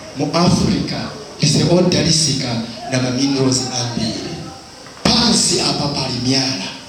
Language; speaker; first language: Nyanja; non-native, local second language; Tumbuka